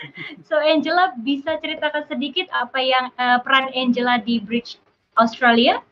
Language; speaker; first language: Indonesian; native; Indonesian